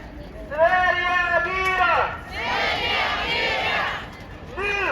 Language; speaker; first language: Swedish; non-native, learner; Uyghur